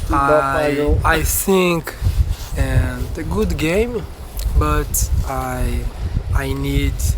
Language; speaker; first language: English; non-native, learner; Japanese